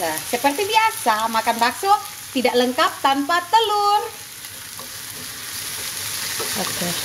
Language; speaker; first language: Indonesian; non-native, local second language; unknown